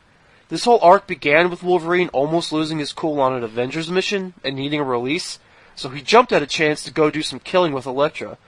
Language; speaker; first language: English; native; English